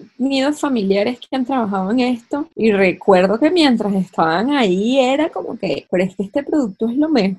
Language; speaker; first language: Spanish; native; Spanish